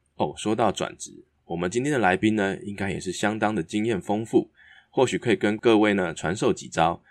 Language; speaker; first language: Chinese; native; Chinese